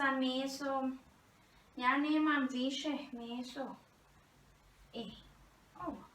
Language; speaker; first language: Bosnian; early bilingual, heritage; Bosnian